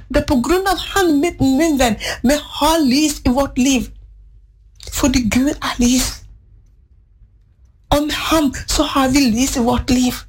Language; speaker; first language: Norwegian; non-native, fluent; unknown